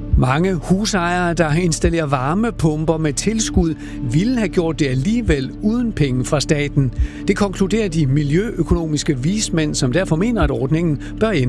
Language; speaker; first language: Danish; native; Danish